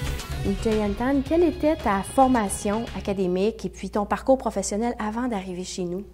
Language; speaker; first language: French; native; French